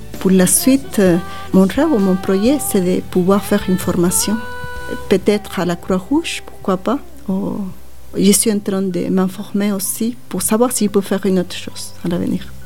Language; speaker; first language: French; non-native, fluent; Spanish